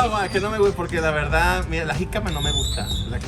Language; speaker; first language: Spanish; native; Spanish